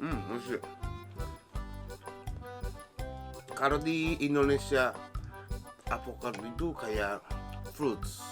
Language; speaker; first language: Indonesian; non-native, fluent; Japanese